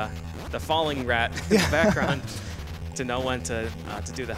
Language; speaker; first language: English; native; English